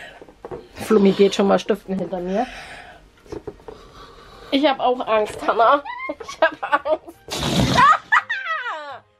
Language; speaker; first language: German; native; German